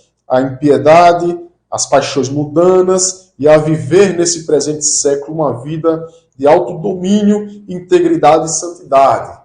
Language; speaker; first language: Portuguese; native; Portuguese